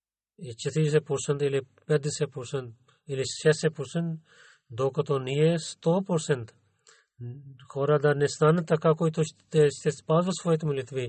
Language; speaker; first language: Bulgarian; non-native, learner; Urdu